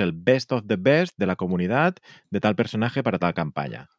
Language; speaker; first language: Spanish; non-native, local second language; Catalan